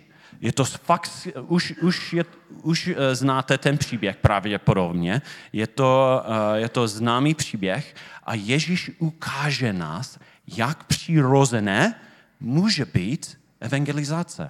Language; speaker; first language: Czech; non-native, fluent; English